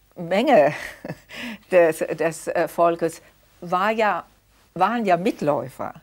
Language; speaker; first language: German; early bilingual, other home language; Danish